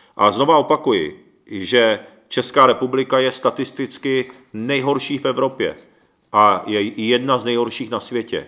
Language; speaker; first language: Czech; early bilingual, other home language; Japanese